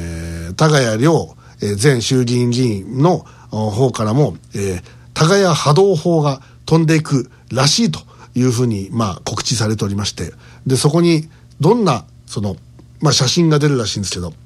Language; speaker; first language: Japanese; native; Japanese